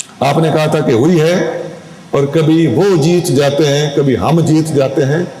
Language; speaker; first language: Urdu; non-native, local second language; Punjabi